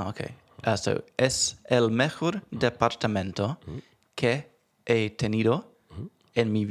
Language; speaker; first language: Spanish; non-native, learner; English